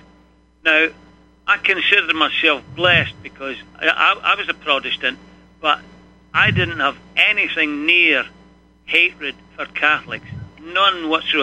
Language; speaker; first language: English; native; English